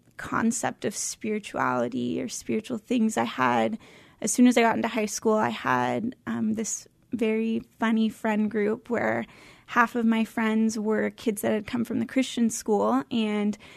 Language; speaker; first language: English; native; English